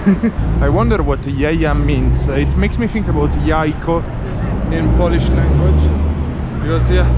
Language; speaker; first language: English; non-native, fluent; Italian